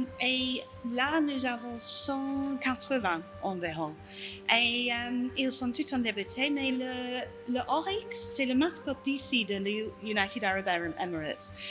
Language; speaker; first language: French; non-native, learner; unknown